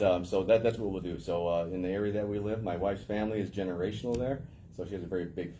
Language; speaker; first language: English; native; English